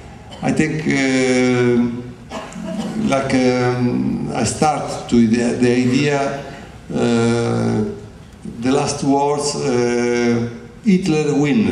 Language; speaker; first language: English; non-native, learner; Italian